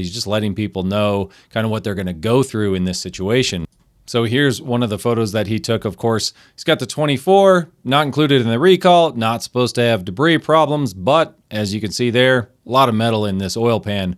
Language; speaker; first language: English; native; English